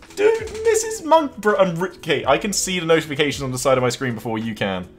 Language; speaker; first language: English; native; English